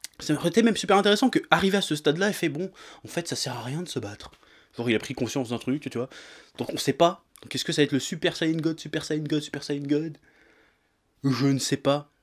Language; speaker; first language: French; native; French